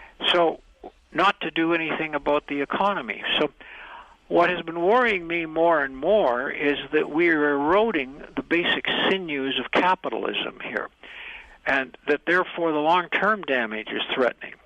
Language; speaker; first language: English; native; English